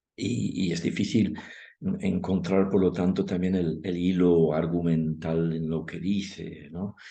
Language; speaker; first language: Spanish; non-native, fluent; Dutch